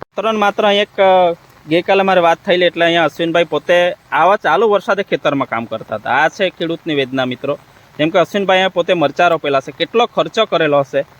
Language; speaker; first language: Gujarati; native; Gujarati